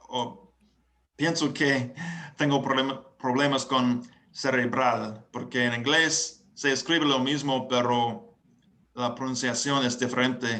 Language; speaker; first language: Spanish; non-native, learner; English